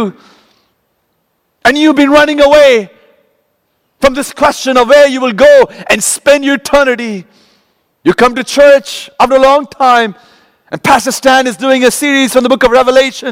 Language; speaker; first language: English; non-native, local second language; Malayalam